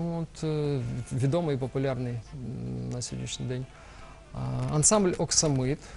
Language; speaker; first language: Ukrainian; non-native, local second language; Russian